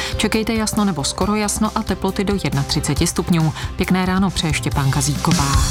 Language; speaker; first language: Czech; native; Czech